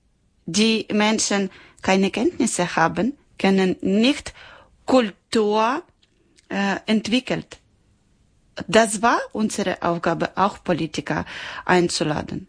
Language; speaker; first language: German; non-native, learner; Ukrainian